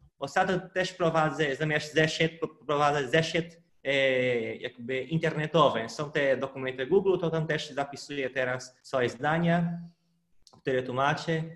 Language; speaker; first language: Polish; non-native, fluent; Portuguese